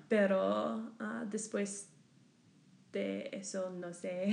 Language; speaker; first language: Spanish; non-native, learner; English